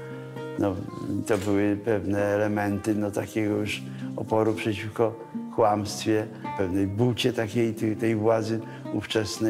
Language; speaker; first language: Polish; native; Polish